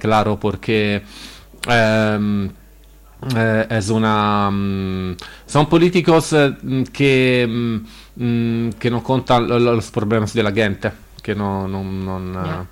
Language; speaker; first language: Spanish; non-native, learner; Italian